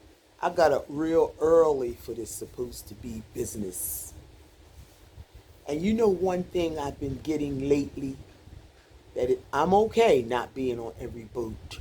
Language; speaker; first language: English; native; English